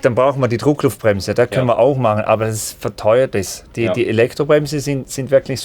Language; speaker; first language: German; native; German